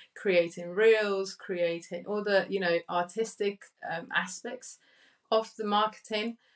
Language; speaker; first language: English; early bilingual, other home language; Spanish